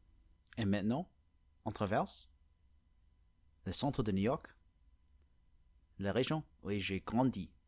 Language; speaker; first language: French; non-native, learner; English